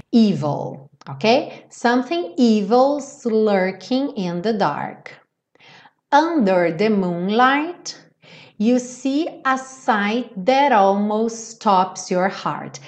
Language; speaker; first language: English; non-native, fluent; Portuguese